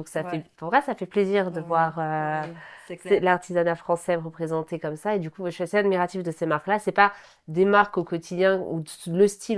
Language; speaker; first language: French; native; French